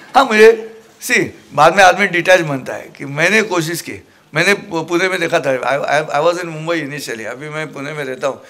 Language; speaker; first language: Hindi; non-native, local second language; Marathi